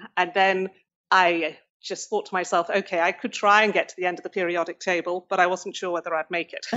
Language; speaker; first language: English; native; English